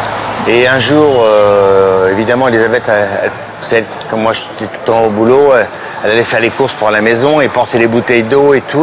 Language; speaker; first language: French; native; French